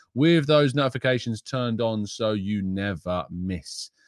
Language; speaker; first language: English; native; English